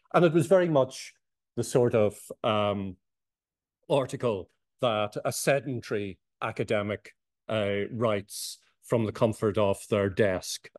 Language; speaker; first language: English; native; English